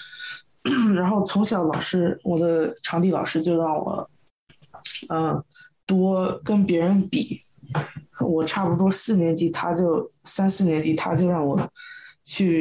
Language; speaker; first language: Chinese; early bilingual, heritage; Chinese